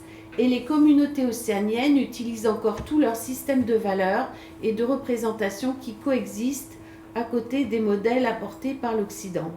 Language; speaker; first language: French; native; French